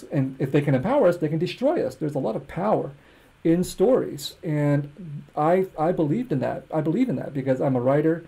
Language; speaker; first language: English; native; English